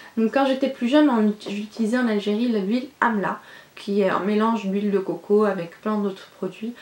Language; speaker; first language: French; non-native, local second language; Arabic